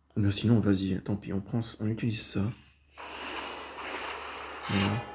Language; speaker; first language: French; native; French